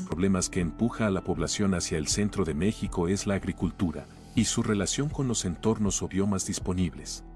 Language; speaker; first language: Spanish; native; Spanish